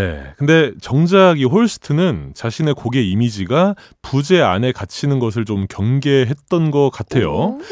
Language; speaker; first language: Korean; native; Korean